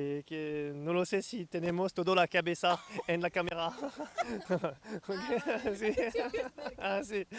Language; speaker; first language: Spanish; non-native, learner; French